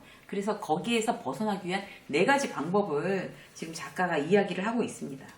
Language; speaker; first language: Korean; native; Korean